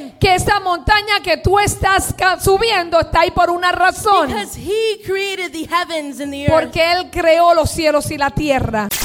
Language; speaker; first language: Spanish; early bilingual, heritage; Spanish